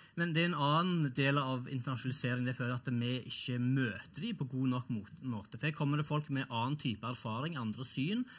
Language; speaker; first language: Norwegian; early bilingual, other home language; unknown